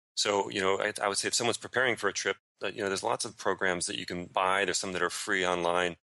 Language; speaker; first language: English; native; English